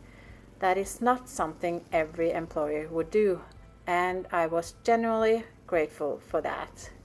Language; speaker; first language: English; non-native, fluent; Norwegian